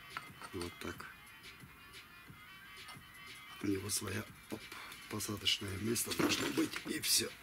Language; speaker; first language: Russian; non-native, fluent; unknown